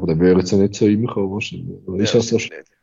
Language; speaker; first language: German; native; German